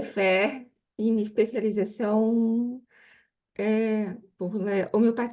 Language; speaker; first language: French; non-native, learner; Portuguese